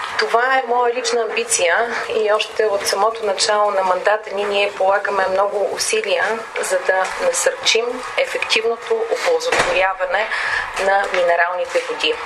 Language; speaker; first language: Bulgarian; native; Bulgarian